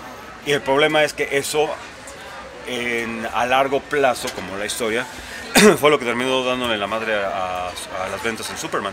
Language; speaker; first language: Spanish; native; Spanish